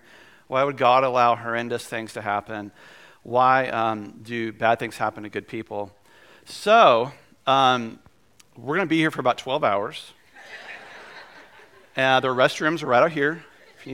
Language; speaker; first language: English; native; English